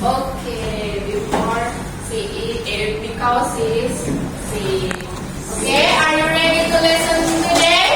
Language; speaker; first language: English; non-native, learner; Indonesian